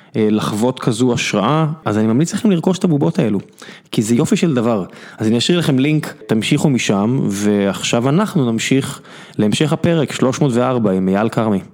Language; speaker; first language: Hebrew; native; Hebrew